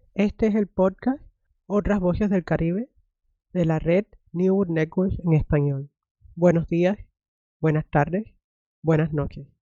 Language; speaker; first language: Spanish; native; Spanish